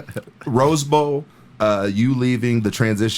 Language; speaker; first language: English; native; English